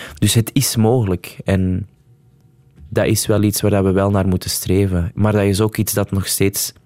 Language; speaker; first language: Dutch; non-native, local second language; Arabic